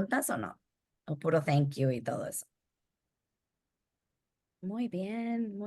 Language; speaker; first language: Spanish; early bilingual, heritage; Spanish